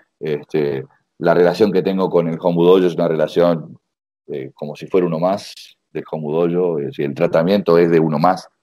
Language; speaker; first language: Spanish; native; Spanish